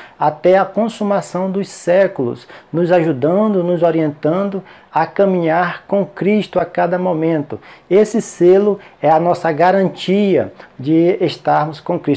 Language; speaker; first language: Portuguese; native; Portuguese